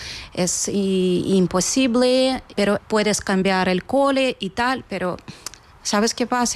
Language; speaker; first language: Spanish; non-native, fluent; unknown